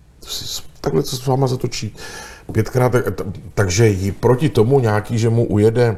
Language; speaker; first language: Czech; native; Czech